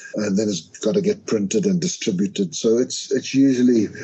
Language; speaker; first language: English; non-native, local second language; Afrikaans